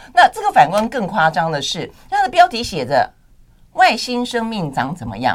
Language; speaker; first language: Chinese; native; Chinese